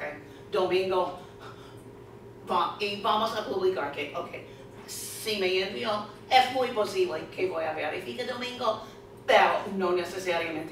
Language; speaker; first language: Spanish; non-native, fluent; English